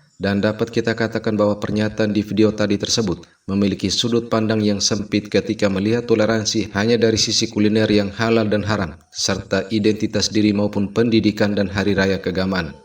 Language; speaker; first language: Indonesian; native; Indonesian